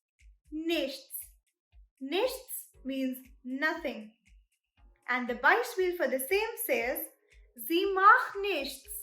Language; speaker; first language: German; non-native, fluent; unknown